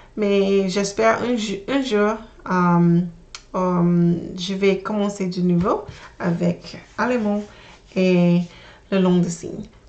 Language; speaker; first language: French; non-native, learner; English